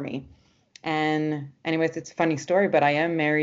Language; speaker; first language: English; non-native, fluent; French